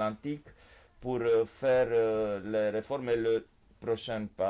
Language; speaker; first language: French; non-native, fluent; Romanian